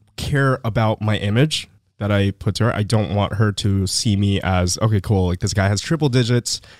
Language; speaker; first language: English; early bilingual, other home language; Filipino